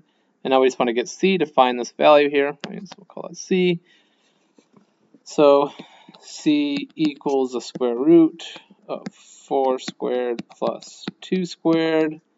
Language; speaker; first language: English; native; English